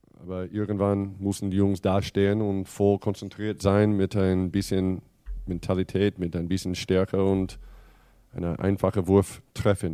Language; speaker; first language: German; non-native, fluent; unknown